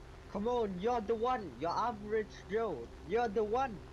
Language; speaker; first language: English; non-native, fluent; German